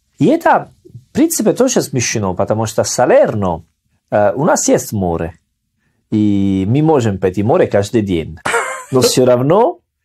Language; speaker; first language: Russian; non-native, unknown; Italian